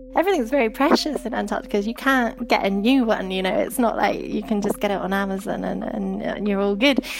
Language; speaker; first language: English; native; English